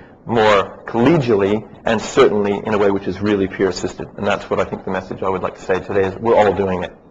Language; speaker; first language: English; native; English